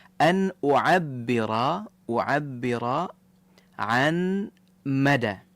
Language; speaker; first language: Arabic; non-native, fluent; Malay